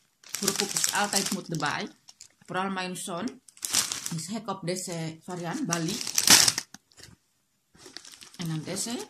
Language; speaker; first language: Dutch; non-native, learner; Indonesian